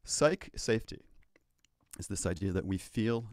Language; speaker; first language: English; native; English